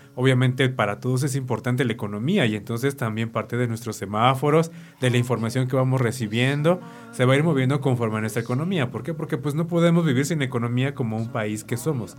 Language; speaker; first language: Spanish; native; Spanish